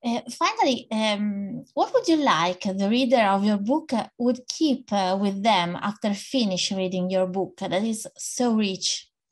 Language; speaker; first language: English; non-native, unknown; Italian